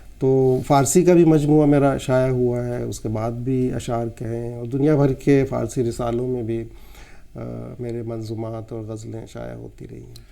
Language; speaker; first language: Urdu; native; Urdu